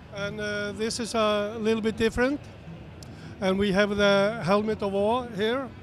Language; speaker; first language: English; non-native, learner; Icelandic